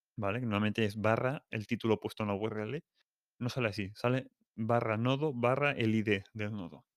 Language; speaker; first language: Spanish; non-native, local second language; Catalan